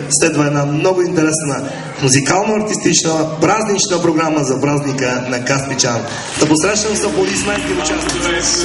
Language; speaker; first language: Bulgarian; native; Bulgarian